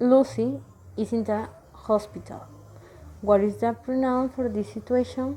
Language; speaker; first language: English; non-native, fluent; Spanish